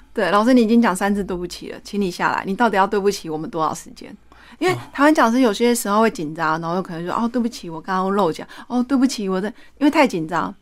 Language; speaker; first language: Chinese; native; Chinese